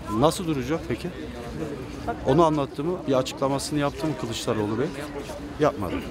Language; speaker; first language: Turkish; native; Turkish